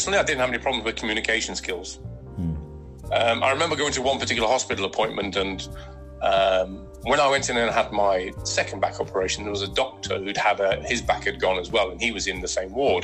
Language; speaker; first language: English; native; English